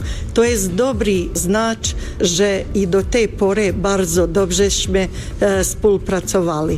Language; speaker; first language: Polish; non-native, fluent; Bosnian